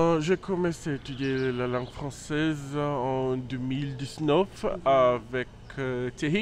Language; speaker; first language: French; non-native, learner; Portuguese